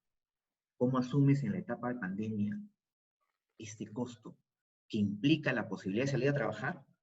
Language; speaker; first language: Spanish; native; Spanish